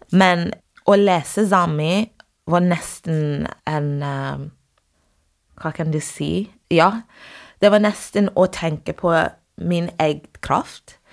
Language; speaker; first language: Norwegian; non-native, fluent; English